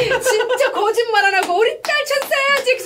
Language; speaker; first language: Korean; non-native, fluent; Arabic